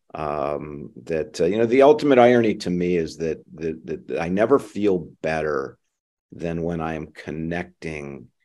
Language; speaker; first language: English; native; English